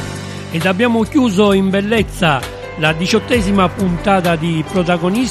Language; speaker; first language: Italian; native; Italian